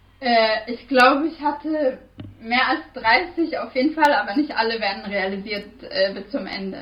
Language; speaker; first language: German; non-native, fluent; Arabic